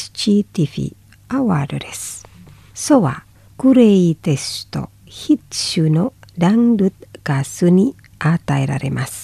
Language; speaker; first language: Japanese; non-native, fluent; Indonesian